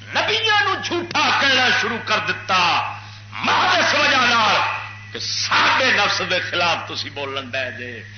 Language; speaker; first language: Urdu; native; Urdu